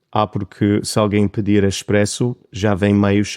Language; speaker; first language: Portuguese; non-native, fluent; English